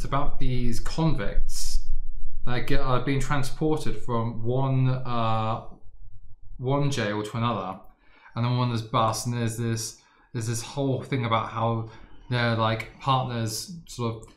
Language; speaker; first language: English; native; English